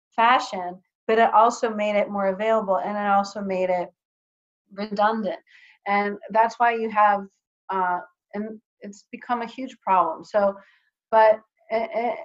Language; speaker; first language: English; early bilingual, other home language; Greek